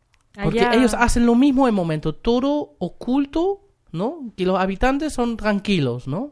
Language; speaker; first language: Spanish; non-native, fluent; German